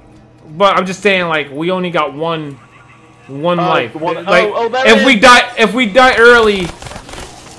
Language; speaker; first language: English; native; English